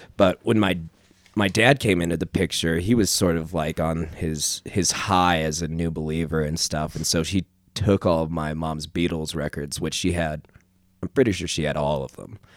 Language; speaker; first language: English; native; English